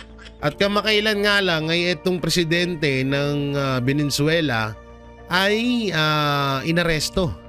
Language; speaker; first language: Filipino; native; Filipino